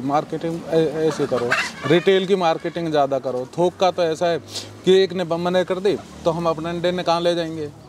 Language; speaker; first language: Hindi; native; Hindi